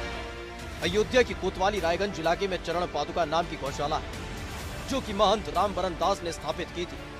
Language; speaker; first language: Hindi; native; Hindi